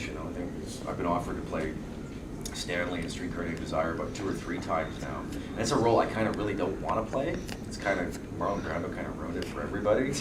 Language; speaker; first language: English; native; English